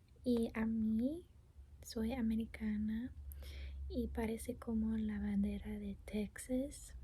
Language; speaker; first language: Spanish; non-native, learner; English